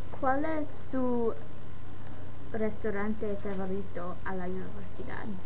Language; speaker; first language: Spanish; non-native, learner; English